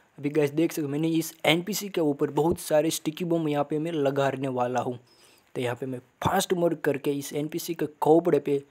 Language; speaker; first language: Hindi; non-native, local second language; Gujarati